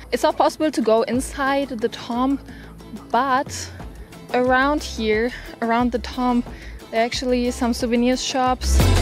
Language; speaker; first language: English; non-native, fluent; German